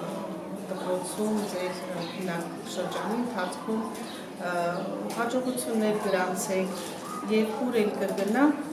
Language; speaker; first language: Armenian; native; Armenian